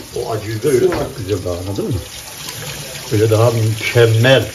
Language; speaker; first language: Turkish; native; Turkish